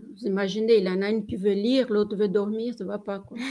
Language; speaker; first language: French; non-native, fluent; Portuguese